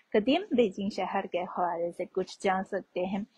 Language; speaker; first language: Urdu; non-native, fluent; Chinese